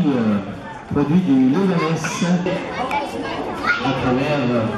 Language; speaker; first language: French; native; French